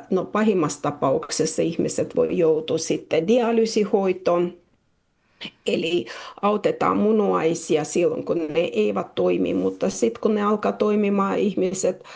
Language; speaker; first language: Finnish; non-native, fluent; Russian